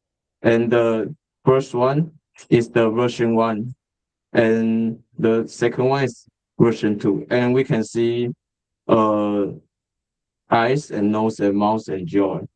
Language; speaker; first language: English; non-native, learner; Chinese